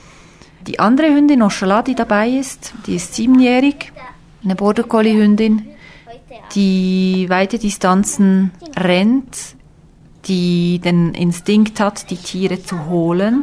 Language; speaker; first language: German; native; German